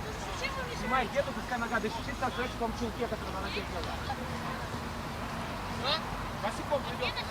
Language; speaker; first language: Russian; native; Russian